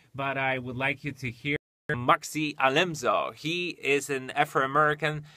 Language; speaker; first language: English; non-native, fluent; Polish